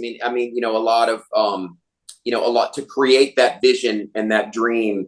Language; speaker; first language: English; native; English